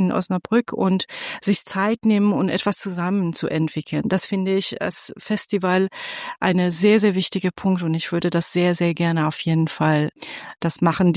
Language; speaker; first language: German; non-native, fluent; Persian